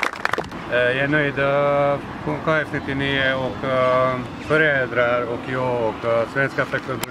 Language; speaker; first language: Swedish; non-native, learner; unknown